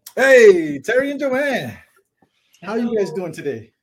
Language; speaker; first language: English; native; English